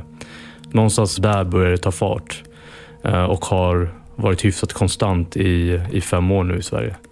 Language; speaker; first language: Swedish; native; Swedish